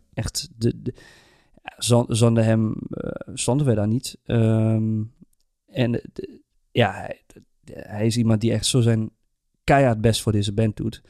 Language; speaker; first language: Dutch; non-native, fluent; German